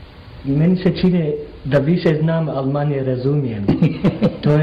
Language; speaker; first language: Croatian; non-native, fluent; English